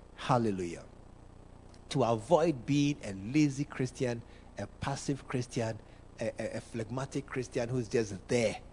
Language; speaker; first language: English; non-native, local second language; Akan